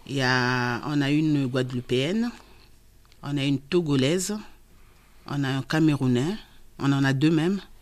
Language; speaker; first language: French; non-native, local second language; Lingala